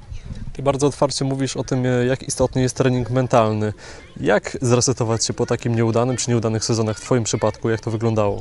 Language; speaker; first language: Polish; native; Polish